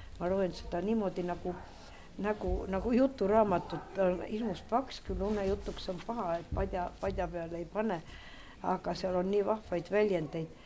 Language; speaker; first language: Estonian; native; Estonian